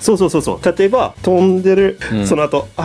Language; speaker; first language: Japanese; non-native, learner; English